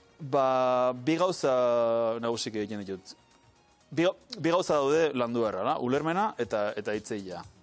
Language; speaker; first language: Basque; native; Basque